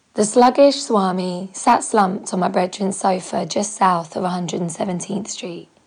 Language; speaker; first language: English; native; English